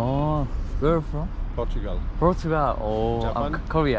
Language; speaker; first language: English; non-native, learner; Korean